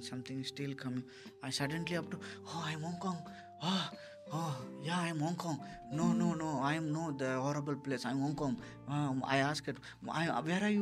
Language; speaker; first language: English; non-native, local second language; Tamil